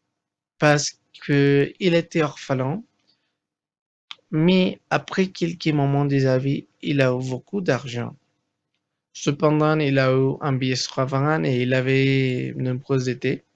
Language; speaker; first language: French; non-native, learner; Spanish